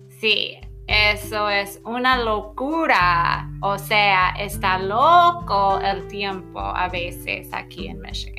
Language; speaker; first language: Spanish; non-native, fluent; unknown